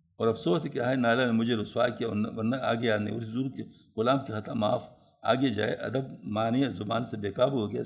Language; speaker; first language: Urdu; non-native, local second language; Pashto